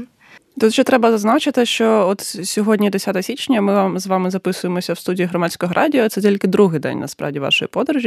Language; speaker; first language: Ukrainian; native; Ukrainian